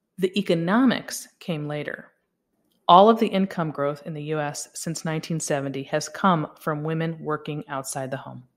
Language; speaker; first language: English; native; English